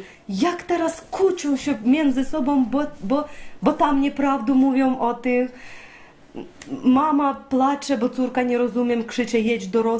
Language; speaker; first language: Polish; non-native, learner; Ukrainian